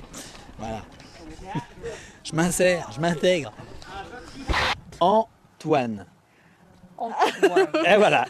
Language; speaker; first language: French; native; French